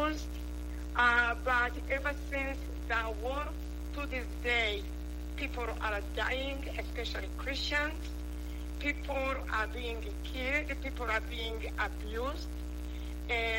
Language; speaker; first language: English; non-native, local second language; Kinyarwanda